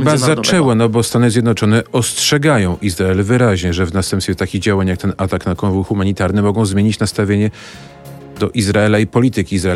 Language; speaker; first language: Polish; native; Polish